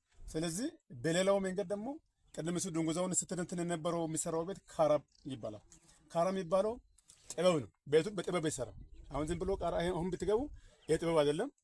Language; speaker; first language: Amharic; non-native, local second language; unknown